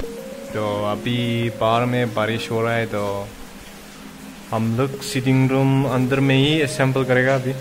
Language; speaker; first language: Hindi; non-native, local second language; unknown